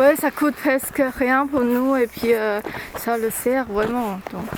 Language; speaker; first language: French; non-native, learner; Chinese